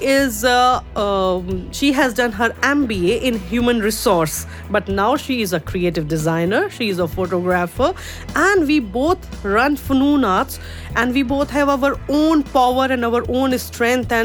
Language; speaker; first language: English; non-native, local second language; Urdu